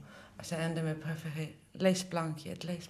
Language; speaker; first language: French; non-native, fluent; Dutch